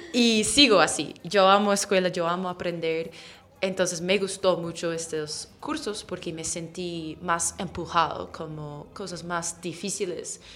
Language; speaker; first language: Spanish; non-native, fluent; English